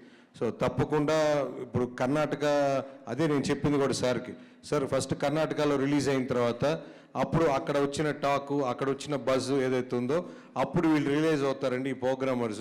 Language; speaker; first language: Telugu; native; Telugu